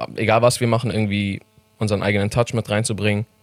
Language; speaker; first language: German; non-native, fluent; Persian